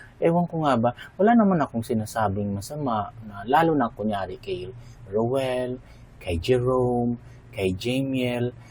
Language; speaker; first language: Filipino; non-native, local second language; Hiligaynon